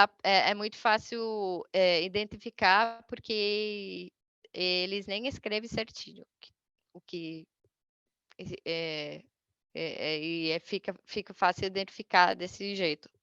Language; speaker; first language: Portuguese; non-native, fluent; English